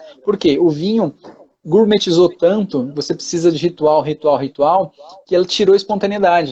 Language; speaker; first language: Portuguese; native; Portuguese